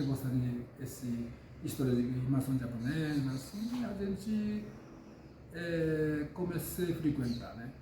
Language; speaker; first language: Portuguese; non-native, learner; Japanese